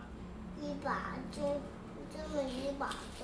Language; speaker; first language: Chinese; early bilingual, heritage; Chinese